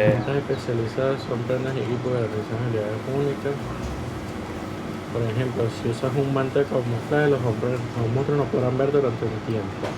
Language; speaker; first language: Spanish; native; Spanish